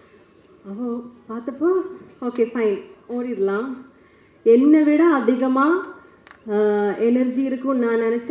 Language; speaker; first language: Tamil; non-native, learner; Malayalam